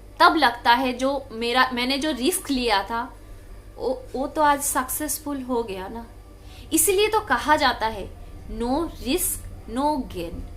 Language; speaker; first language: Hindi; non-native, local second language; Bangla